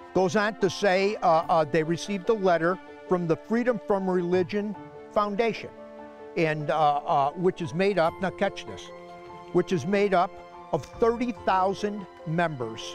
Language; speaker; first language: English; native; English